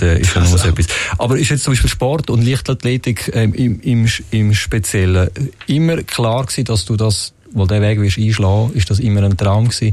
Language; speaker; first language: German; native; German